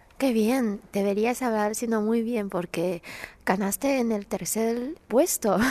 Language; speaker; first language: Spanish; non-native, fluent; Chinese